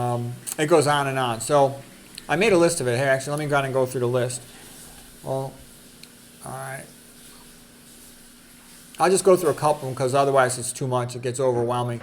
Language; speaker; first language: English; native; English